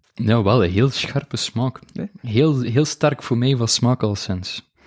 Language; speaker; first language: Dutch; native; Dutch